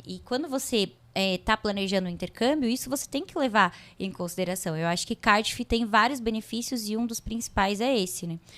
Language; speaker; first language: Portuguese; native; Portuguese